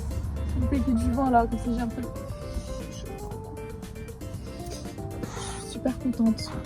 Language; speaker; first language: French; native; French